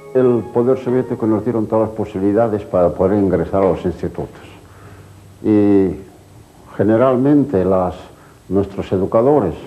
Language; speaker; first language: Spanish; non-native, local second language; Asturian